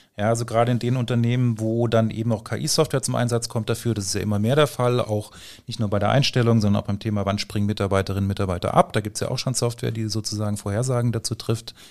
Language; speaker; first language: German; native; German